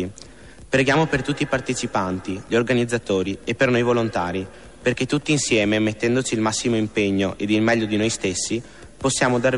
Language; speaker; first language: Italian; native; Italian